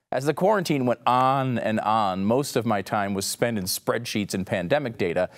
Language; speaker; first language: English; native; English